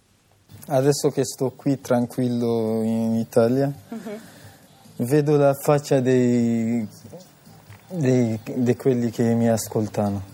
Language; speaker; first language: Italian; non-native, learner; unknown